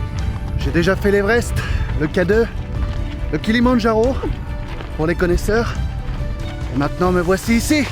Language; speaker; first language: French; native; French